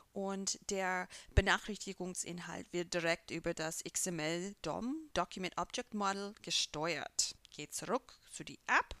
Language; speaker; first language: German; non-native, fluent; English